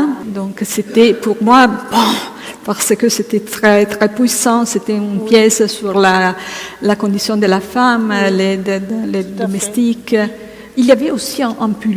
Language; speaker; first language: French; non-native, fluent; Italian